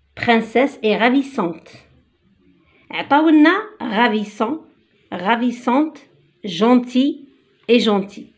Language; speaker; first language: French; non-native, local second language; Arabic